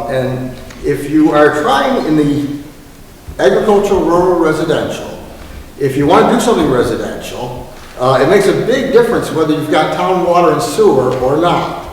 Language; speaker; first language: English; native; English